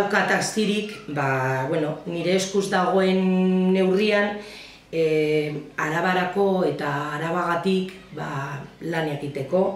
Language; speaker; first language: Basque; non-native, local second language; Spanish